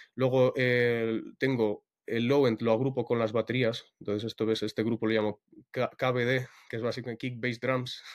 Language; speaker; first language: Spanish; non-native, fluent; Russian